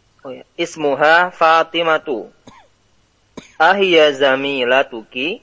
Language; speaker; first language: Arabic; non-native, learner; Indonesian